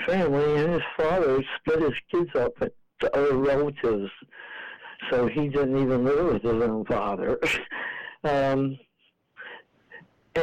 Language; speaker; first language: English; native; English